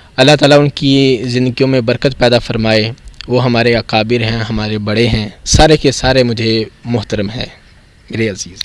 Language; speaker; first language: Urdu; non-native, local second language; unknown